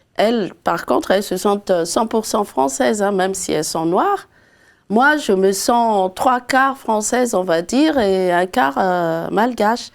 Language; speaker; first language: French; non-native, local second language; Malagasy